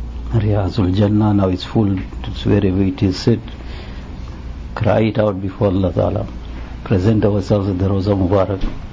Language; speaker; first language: English; native; English